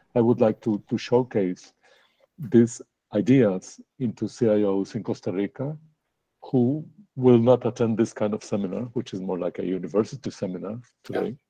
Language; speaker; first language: English; non-native, fluent; Spanish